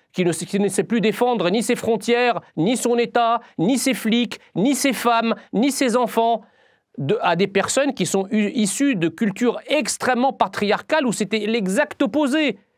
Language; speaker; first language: French; early bilingual, other home language; Arabic